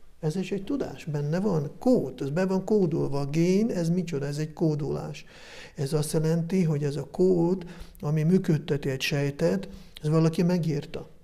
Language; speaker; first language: Hungarian; early bilingual, heritage; Hungarian